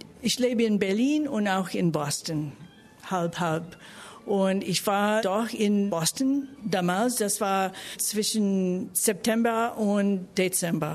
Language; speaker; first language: German; non-native, fluent; English